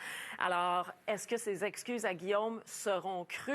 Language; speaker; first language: French; native; French